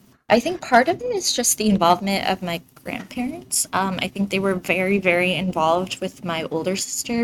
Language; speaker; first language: English; early bilingual, other home language; Bangla